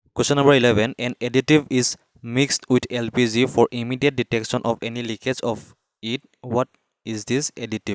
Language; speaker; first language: English; non-native, local second language; Assamese